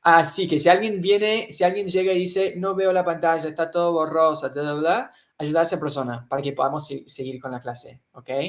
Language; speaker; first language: Spanish; non-native, fluent; English